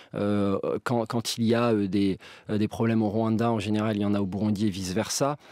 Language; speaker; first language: French; native; French